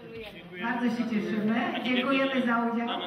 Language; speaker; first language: Polish; native; Polish